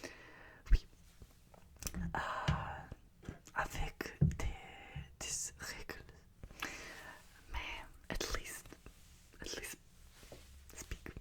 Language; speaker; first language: French; non-native, learner; Russian